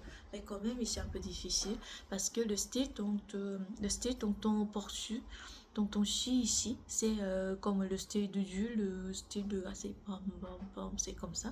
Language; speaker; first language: French; non-native, learner; Korean